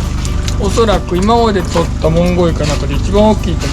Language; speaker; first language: Japanese; native; Japanese